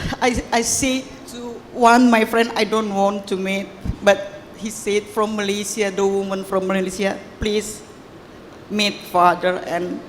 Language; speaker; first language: English; non-native, learner; Indonesian